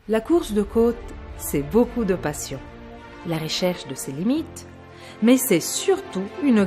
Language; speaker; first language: French; native; French